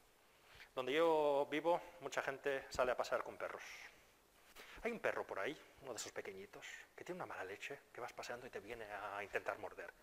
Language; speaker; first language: Spanish; non-native, fluent; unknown